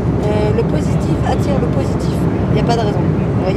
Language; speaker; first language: French; native; French